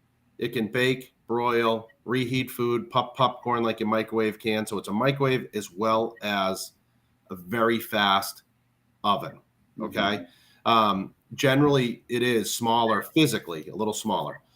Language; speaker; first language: English; native; English